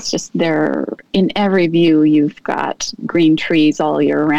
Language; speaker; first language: English; native; English